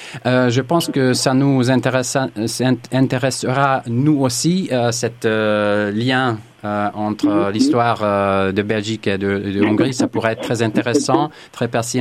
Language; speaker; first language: French; non-native, fluent; Hungarian